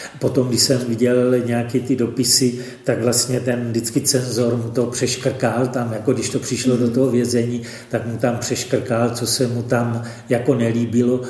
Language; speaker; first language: Czech; native; Czech